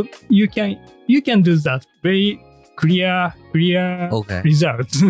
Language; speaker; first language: English; non-native, learner; Japanese